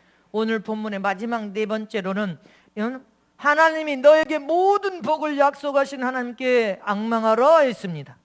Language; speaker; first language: Korean; native; Korean